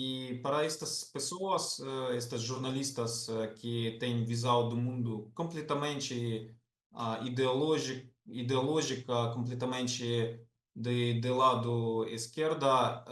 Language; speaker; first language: Portuguese; non-native, fluent; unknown